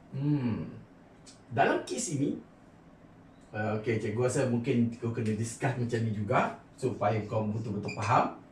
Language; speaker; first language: Malay; native; Malay